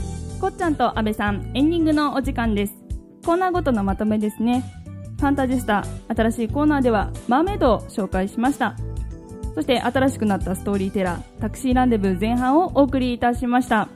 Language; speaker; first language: Japanese; native; Japanese